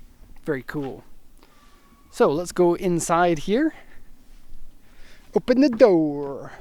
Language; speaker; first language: English; native; English